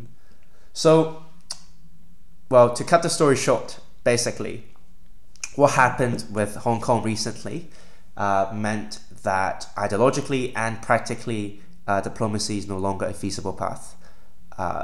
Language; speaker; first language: English; non-native, local second language; Cantonese